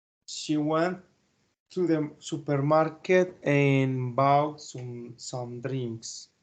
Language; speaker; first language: English; non-native, learner; Spanish